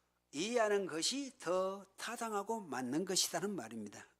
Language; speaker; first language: Korean; native; Korean